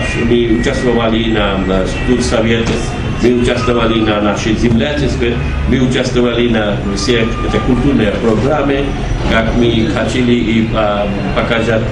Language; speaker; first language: Russian; non-native, learner; Bangla